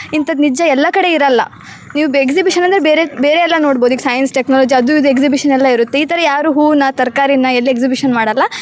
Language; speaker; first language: Kannada; native; Kannada